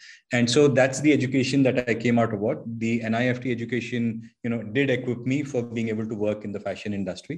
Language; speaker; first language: English; non-native, local second language; Hindi